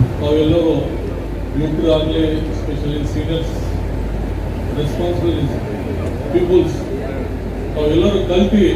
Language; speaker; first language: Kannada; non-native, local second language; Urdu